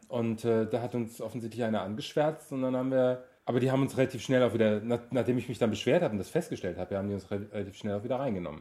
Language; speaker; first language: German; native; German